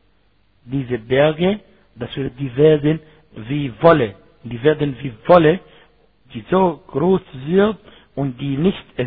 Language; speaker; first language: German; non-native, fluent; Arabic